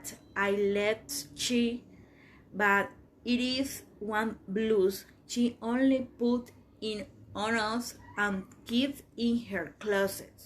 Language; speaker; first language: English; non-native, learner; Spanish